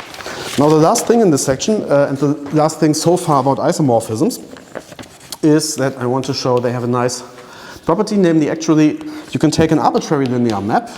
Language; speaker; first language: English; non-native, fluent; German